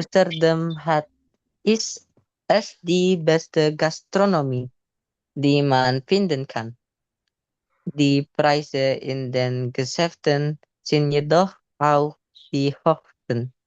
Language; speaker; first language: German; non-native, learner; Indonesian